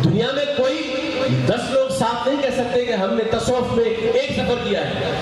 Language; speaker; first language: Urdu; non-native, local second language; Sindhi